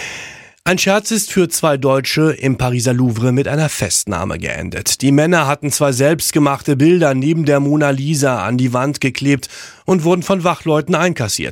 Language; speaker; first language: German; native; German